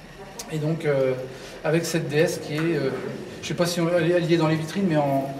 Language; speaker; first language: French; native; French